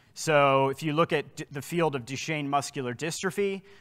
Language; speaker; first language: English; native; English